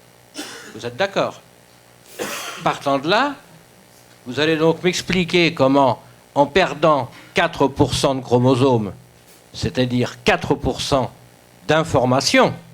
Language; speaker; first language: French; native; French